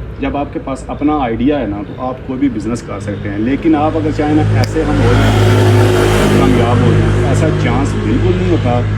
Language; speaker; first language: Urdu; non-native, local second language; Punjabi